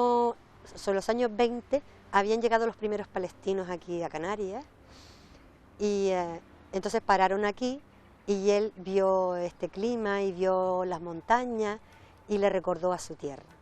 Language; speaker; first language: Spanish; early bilingual, other home language; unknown